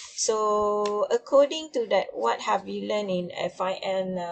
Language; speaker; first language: English; non-native, local second language; Malay